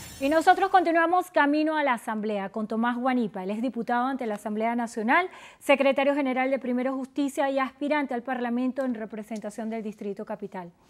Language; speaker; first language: Spanish; native; Spanish